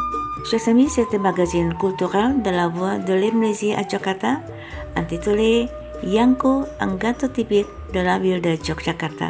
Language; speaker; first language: French; non-native, fluent; Indonesian